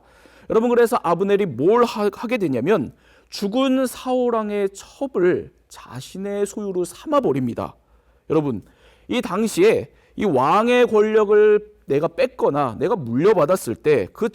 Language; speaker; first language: Korean; native; Korean